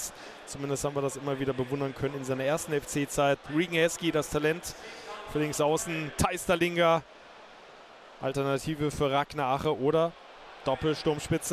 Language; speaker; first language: German; native; German